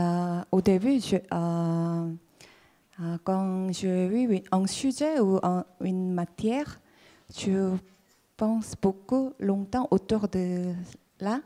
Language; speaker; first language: French; non-native, fluent; Korean